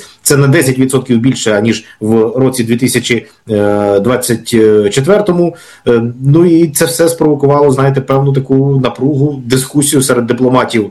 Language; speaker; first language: Ukrainian; native; Ukrainian